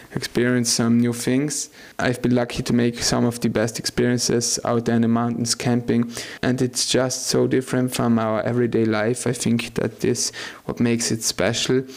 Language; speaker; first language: English; non-native, fluent; German